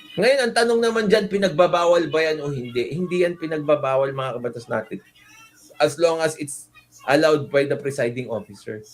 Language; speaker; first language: Filipino; non-native, local second language; Iloko